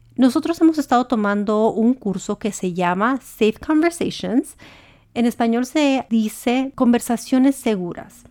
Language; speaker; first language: Spanish; early bilingual, heritage; Spanish